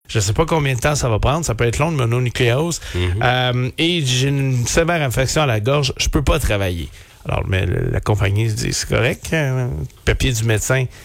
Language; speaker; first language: French; native; French